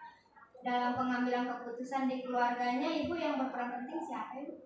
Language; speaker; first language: Indonesian; native; Indonesian